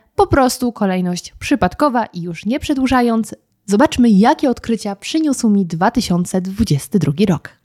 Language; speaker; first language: Polish; native; Polish